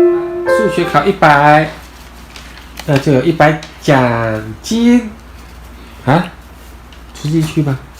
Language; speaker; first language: Chinese; native; Chinese